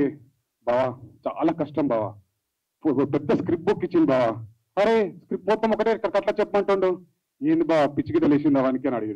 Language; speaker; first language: Telugu; native; Telugu